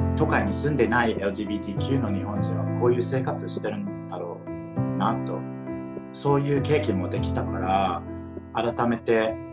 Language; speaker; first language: Japanese; non-native, fluent; English